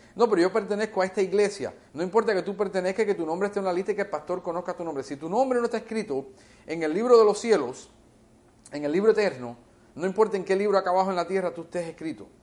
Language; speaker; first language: Spanish; early bilingual, heritage; Spanish